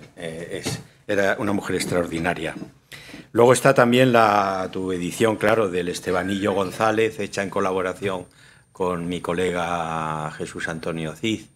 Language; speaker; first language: Spanish; native; Spanish